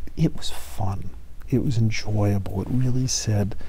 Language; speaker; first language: English; native; English